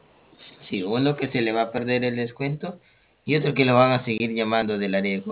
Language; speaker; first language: Spanish; native; Spanish